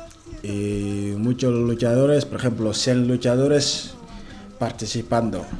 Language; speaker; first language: Spanish; non-native, learner; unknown